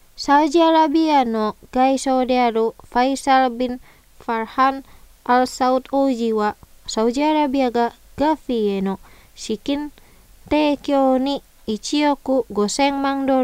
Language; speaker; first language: Japanese; non-native, fluent; Indonesian